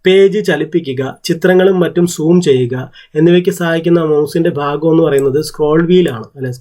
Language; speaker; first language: Malayalam; native; Malayalam